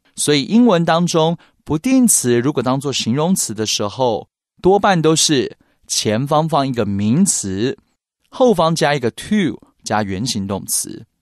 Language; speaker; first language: Chinese; native; Chinese